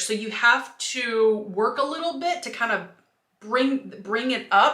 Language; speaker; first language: English; native; English